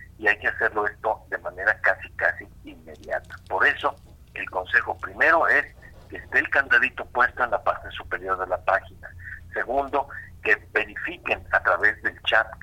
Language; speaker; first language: Spanish; native; Spanish